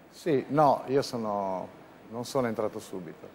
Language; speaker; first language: Italian; native; Italian